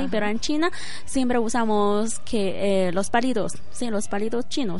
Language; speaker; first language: Spanish; non-native, learner; Chinese